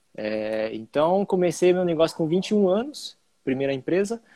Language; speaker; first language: Portuguese; early bilingual, other home language; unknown